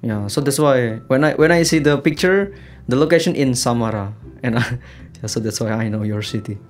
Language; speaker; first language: English; non-native, learner; Indonesian